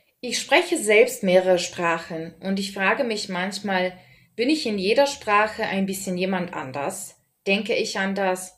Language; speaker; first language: German; non-native, fluent; Serbian